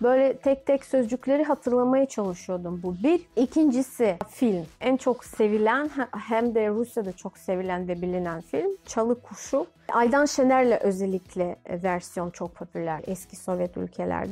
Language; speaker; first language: Turkish; non-native, fluent; Russian